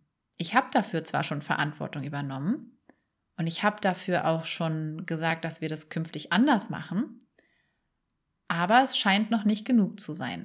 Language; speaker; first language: German; native; German